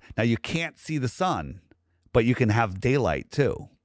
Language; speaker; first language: English; native; English